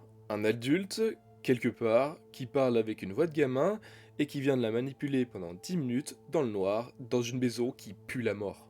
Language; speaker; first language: French; native; French